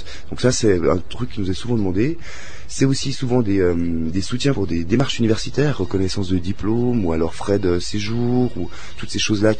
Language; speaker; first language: French; native; French